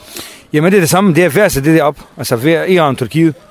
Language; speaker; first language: Danish; non-native, learner; Kurdish